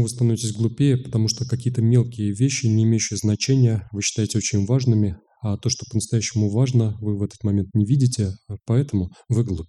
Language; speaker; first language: Russian; native; Russian